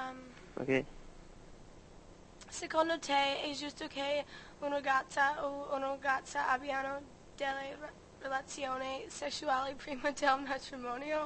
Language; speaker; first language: Italian; non-native, learner; English